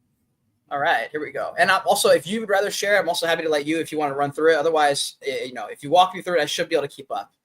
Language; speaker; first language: English; native; English